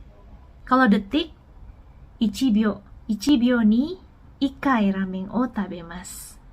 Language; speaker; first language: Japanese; non-native, fluent; Indonesian